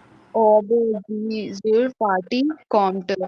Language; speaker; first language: German; non-native, learner; Hindi